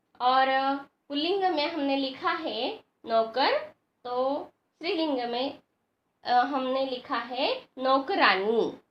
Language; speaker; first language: Hindi; non-native, local second language; Marathi